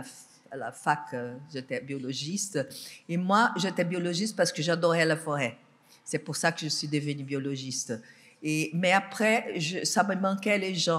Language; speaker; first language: French; non-native, fluent; Portuguese